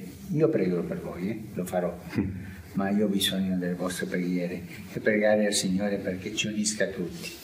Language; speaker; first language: Italian; early bilingual, heritage; Spanish